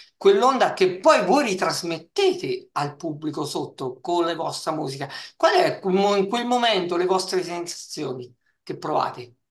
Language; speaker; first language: Italian; native; Italian